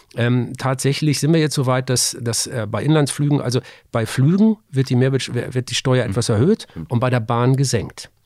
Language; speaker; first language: German; native; German